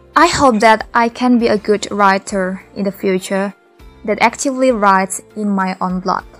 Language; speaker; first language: English; non-native, fluent; Indonesian